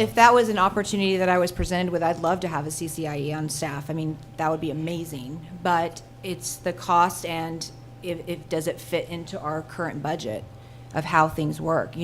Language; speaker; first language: English; native; English